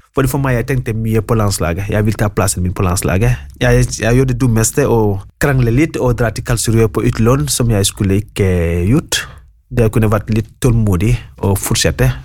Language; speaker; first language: Norwegian; non-native, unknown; Wolof